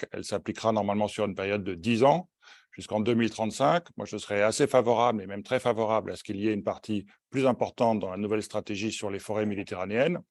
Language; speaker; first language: French; native; French